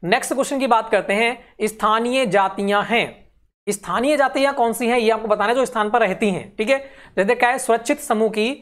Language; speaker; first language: Hindi; native; Hindi